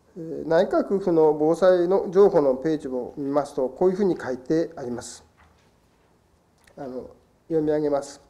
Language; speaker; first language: Japanese; native; Japanese